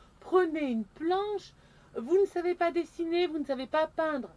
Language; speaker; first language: French; native; French